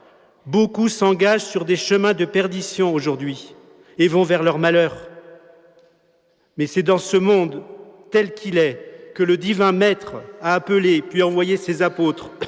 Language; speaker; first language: French; native; French